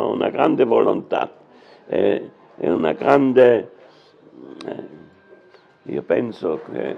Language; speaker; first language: Spanish; non-native, learner; German